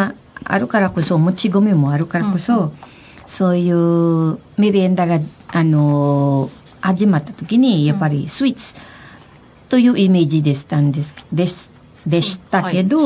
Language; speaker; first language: Japanese; non-native, fluent; Filipino